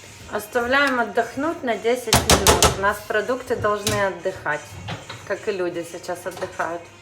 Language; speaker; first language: Russian; native; Russian